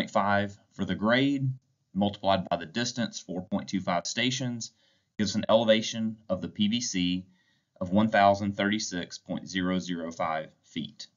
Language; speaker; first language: English; native; English